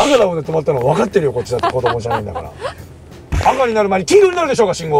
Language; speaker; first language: Japanese; native; Japanese